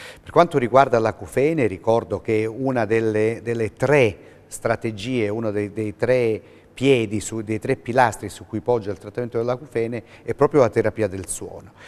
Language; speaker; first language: Italian; native; Italian